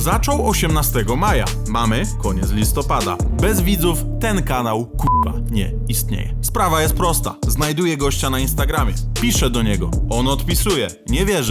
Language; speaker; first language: Polish; native; Polish